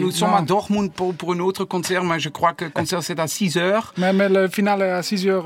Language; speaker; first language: French; non-native, learner; Dutch